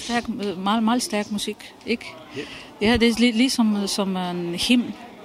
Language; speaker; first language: Danish; non-native, fluent; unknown